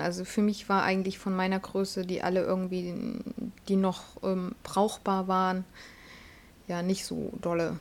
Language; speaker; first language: German; native; German